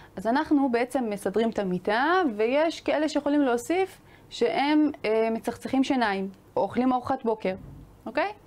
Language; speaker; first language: Hebrew; native; Hebrew